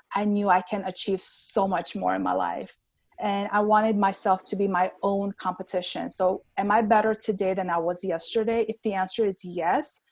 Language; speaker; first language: English; non-native, fluent; Armenian